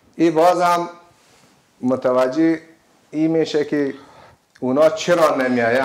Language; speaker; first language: Persian; native; Persian